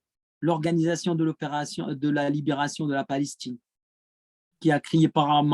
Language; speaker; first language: French; non-native, fluent; Arabic